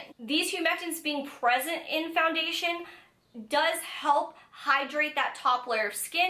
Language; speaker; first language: English; native; English